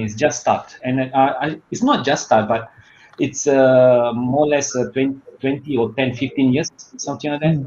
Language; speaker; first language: English; non-native, learner; Malay